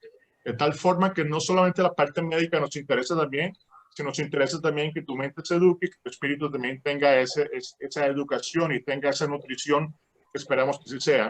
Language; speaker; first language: Spanish; native; Spanish